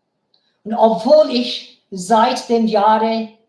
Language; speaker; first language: German; non-native, fluent; Bangla